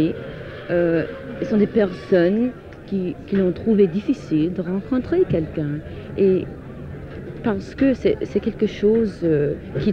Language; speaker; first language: French; non-native, fluent; English